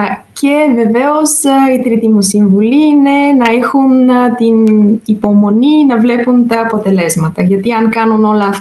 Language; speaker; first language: Greek; non-native, fluent; Bulgarian